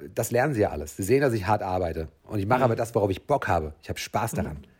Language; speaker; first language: German; native; German